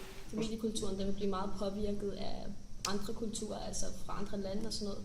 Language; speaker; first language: Danish; early bilingual, other home language; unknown